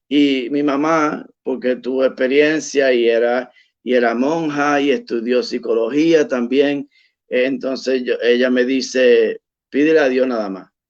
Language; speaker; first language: Spanish; early bilingual, heritage; Spanish